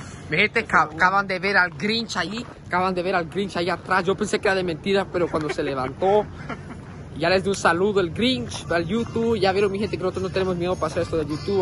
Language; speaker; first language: Spanish; early bilingual, heritage; Spanish